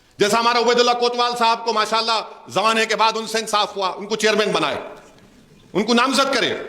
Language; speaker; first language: Urdu; native; Urdu